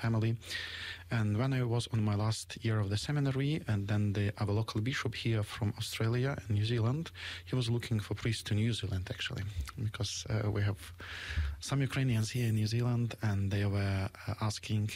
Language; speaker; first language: English; non-native, fluent; Ukrainian